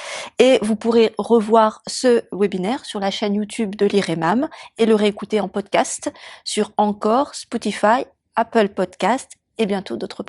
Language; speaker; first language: French; native; French